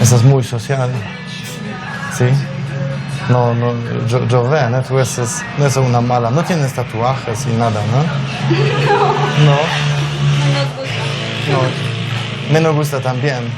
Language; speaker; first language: Spanish; non-native, learner; Polish